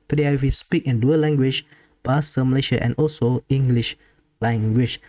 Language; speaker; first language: English; non-native, local second language; Malay